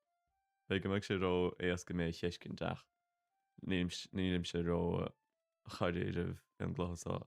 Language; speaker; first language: Irish; non-native, local second language; English